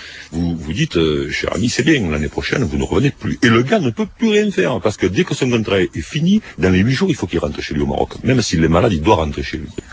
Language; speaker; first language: French; native; French